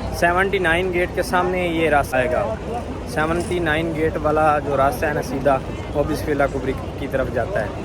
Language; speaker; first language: Urdu; non-native, local second language; Punjabi